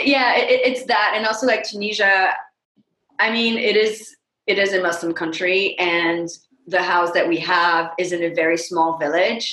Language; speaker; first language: English; non-native, fluent; French